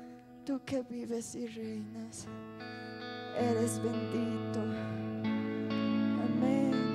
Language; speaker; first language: Spanish; native; Spanish